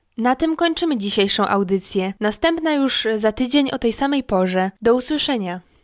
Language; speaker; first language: Polish; native; Polish